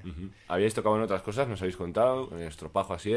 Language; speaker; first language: Spanish; native; Spanish